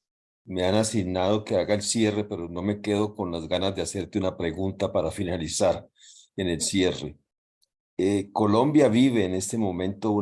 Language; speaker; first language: Spanish; native; Spanish